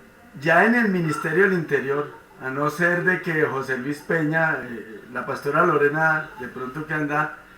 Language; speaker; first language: Spanish; native; Spanish